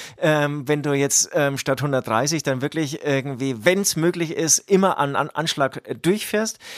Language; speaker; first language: German; native; German